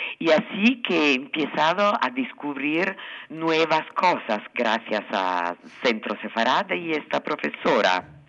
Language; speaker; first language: Spanish; early bilingual, heritage; Italian